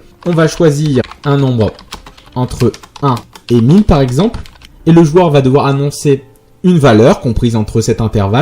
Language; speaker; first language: French; native; French